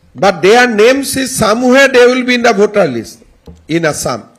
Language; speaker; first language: English; non-native, local second language; Assamese